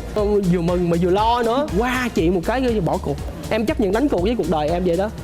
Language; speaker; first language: Vietnamese; native; Vietnamese